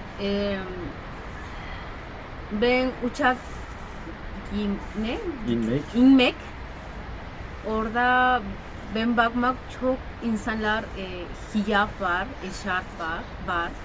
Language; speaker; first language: Turkish; non-native, learner; Spanish